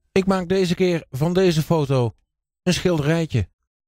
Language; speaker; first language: Dutch; native; Dutch